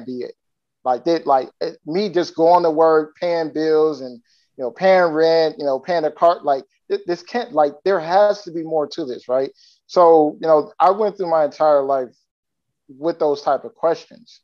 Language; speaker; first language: English; native; English